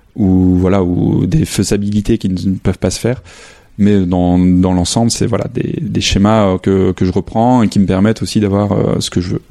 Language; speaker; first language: French; native; French